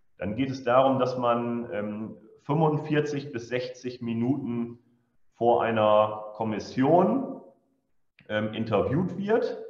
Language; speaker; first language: German; native; German